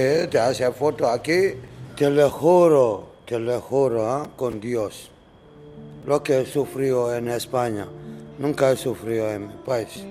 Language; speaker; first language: Spanish; non-native, learner; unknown